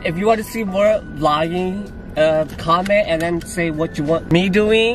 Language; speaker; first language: English; native; English